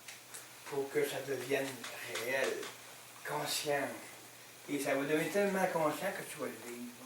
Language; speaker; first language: French; native; French